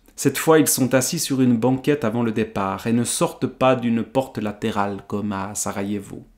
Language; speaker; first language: French; native; French